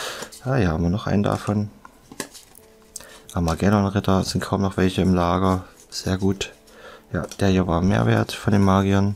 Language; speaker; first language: German; native; German